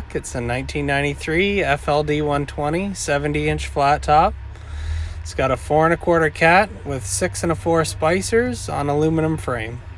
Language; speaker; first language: English; native; English